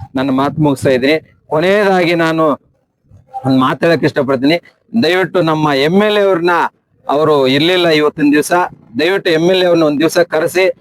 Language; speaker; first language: Kannada; native; Kannada